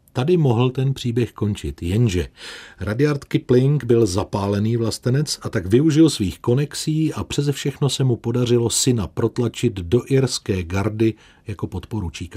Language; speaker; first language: Czech; native; Czech